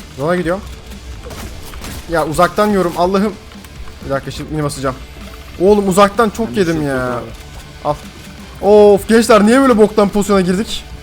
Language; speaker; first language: Turkish; native; Turkish